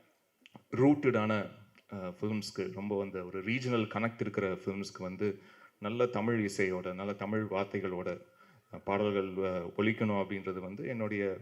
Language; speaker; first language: Tamil; native; Tamil